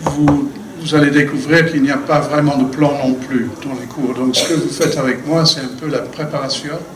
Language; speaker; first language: French; non-native, fluent; English